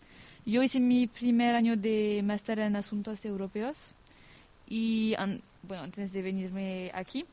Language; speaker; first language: Spanish; non-native, fluent; French